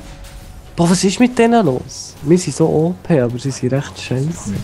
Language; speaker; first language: German; native; German